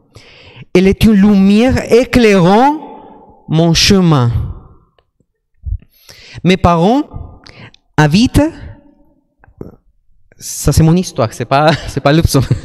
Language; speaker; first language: French; non-native, fluent; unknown